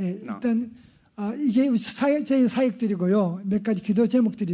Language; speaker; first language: Korean; native; Korean